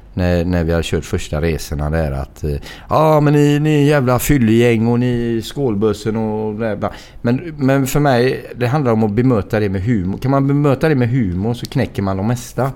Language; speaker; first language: Swedish; native; Swedish